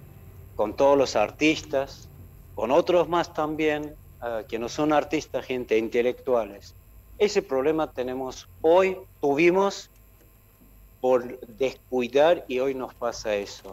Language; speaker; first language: Spanish; non-native, fluent; Armenian